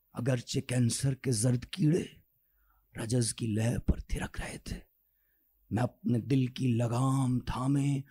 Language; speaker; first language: Urdu; native; Urdu